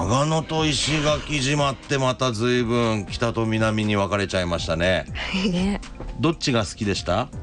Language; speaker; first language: Japanese; native; Japanese